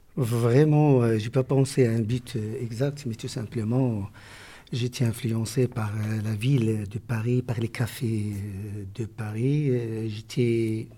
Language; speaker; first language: French; non-native, local second language; Arabic